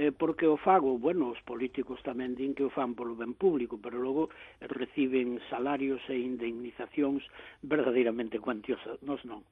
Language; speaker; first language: Galician; native; Galician